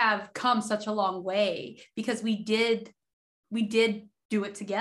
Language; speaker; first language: English; early bilingual, other home language; Haitian Creole